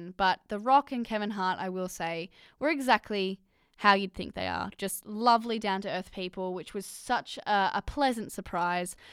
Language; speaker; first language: English; native; English